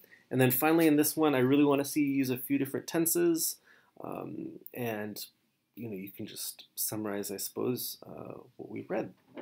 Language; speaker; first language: English; native; English